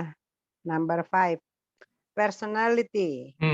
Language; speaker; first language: English; non-native, learner; Indonesian